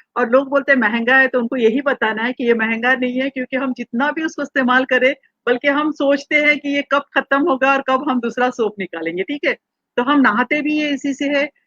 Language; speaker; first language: Hindi; non-native, local second language; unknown